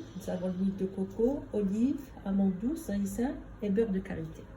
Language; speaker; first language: French; non-native, local second language; Arabic